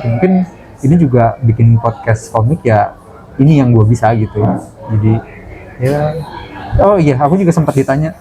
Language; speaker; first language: Indonesian; native; Indonesian